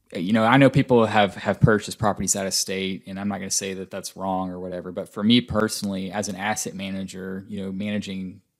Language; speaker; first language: English; native; English